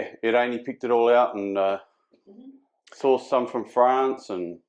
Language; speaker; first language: English; native; English